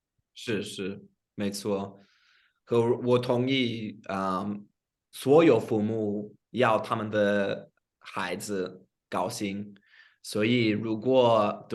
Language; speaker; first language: Chinese; non-native, fluent; English